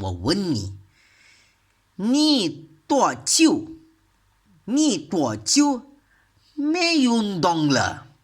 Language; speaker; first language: Chinese; non-native, learner; Malay